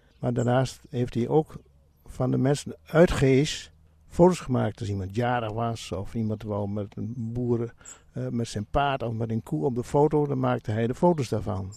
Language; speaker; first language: Dutch; native; Dutch